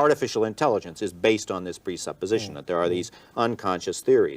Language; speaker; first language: English; native; English